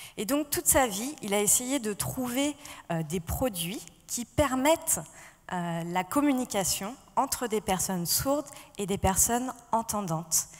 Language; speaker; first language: French; native; French